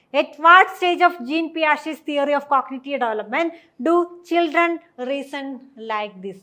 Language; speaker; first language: English; non-native, local second language; Malayalam